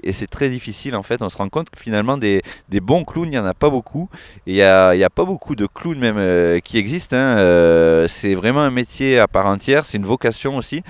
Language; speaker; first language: French; native; French